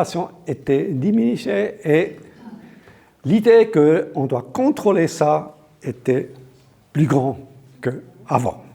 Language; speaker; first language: French; non-native, local second language; German